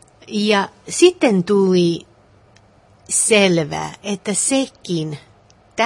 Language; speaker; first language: Finnish; non-native, learner; English